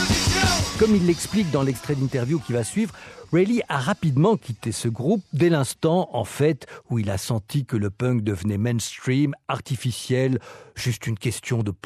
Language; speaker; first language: French; native; French